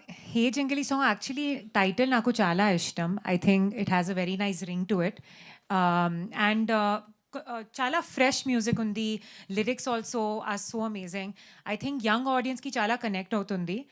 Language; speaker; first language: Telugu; non-native, learner; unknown